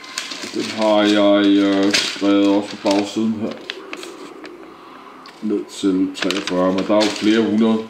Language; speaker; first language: Danish; native; Danish